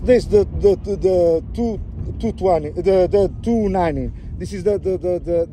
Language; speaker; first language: English; non-native, learner; Portuguese